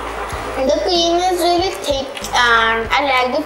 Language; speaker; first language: English; non-native, local second language; Hindi